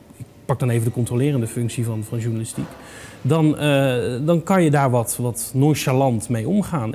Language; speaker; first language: Dutch; native; Dutch